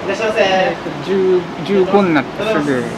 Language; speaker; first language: Japanese; native; Japanese